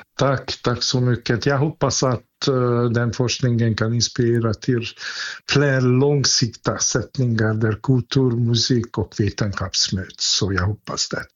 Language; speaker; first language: Swedish; non-native, fluent; Hungarian